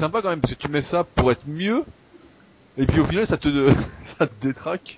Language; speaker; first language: French; native; French